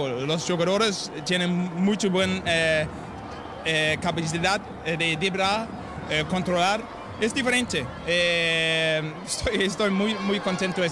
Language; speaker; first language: Spanish; non-native, learner; Danish